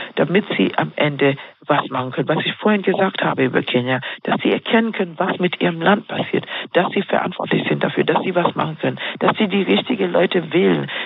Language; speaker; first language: German; non-native, fluent; Swahili